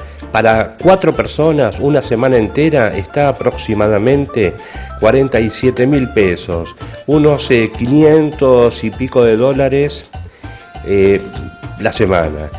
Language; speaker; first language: Spanish; native; Spanish